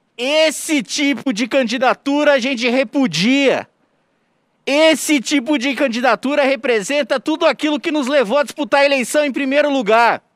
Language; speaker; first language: Portuguese; native; Portuguese